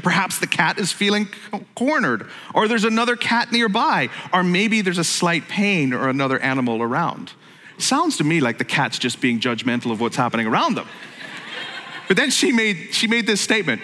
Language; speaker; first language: English; native; English